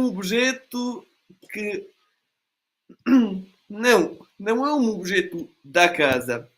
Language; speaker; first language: Portuguese; non-native, fluent; Italian